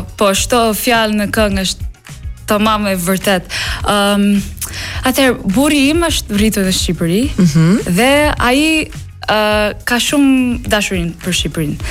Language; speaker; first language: Albanian; non-native, fluent; English